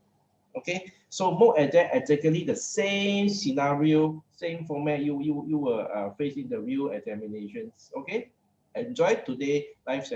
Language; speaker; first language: English; non-native, local second language; Chinese